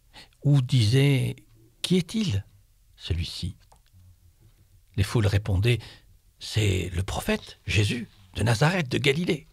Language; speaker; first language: French; native; French